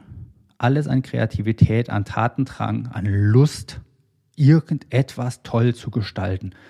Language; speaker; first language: German; native; German